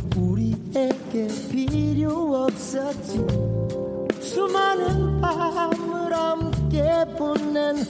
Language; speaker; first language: Korean; native; Korean